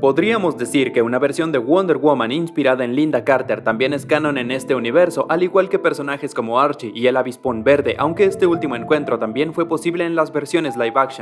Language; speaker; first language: Spanish; native; Spanish